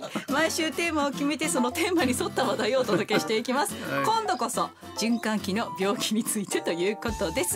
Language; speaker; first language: Japanese; native; Japanese